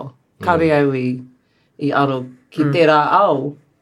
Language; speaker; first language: Māori; non-native, local second language; English